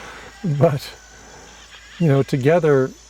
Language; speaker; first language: English; native; English